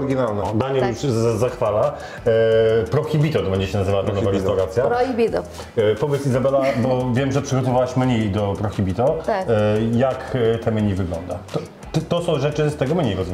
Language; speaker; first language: Polish; native; Polish